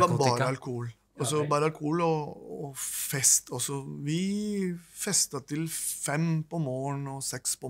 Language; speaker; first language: Norwegian; non-native, fluent; Spanish